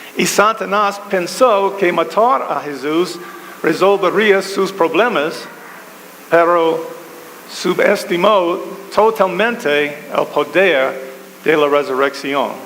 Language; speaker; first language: Spanish; non-native, fluent; English